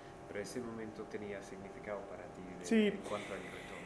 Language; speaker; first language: Spanish; non-native, fluent; English